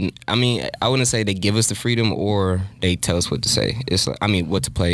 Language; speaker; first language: English; native; English